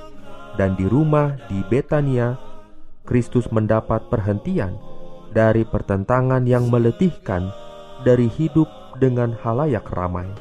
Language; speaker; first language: Indonesian; native; Indonesian